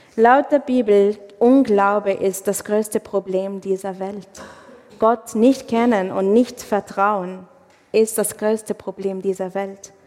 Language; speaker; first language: German; non-native, fluent; Arabic